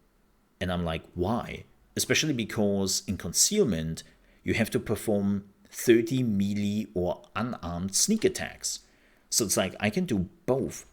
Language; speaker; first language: English; non-native, fluent; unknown